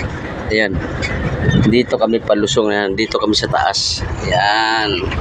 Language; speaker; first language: Filipino; non-native, local second language; Hiligaynon